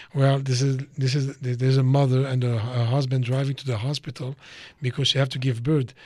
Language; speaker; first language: English; non-native, fluent; French